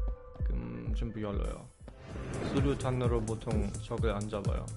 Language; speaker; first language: Korean; non-native, fluent; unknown